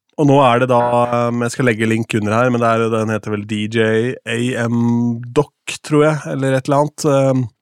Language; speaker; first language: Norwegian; native; Norwegian